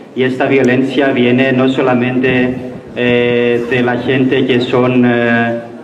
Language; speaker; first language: Spanish; non-native, learner; Greek